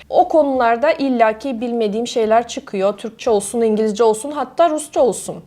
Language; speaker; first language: Turkish; non-native, fluent; Russian